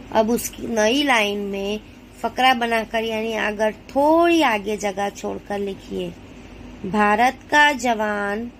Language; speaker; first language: Hindi; non-native, local second language; Gujarati